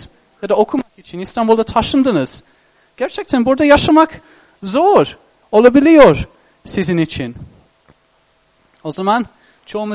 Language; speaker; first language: Turkish; non-native, fluent; English